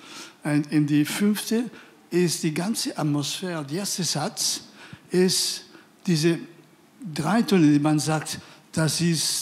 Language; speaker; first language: German; non-native, fluent; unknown